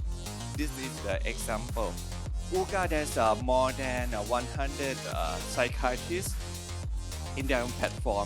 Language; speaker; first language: English; non-native, learner; Thai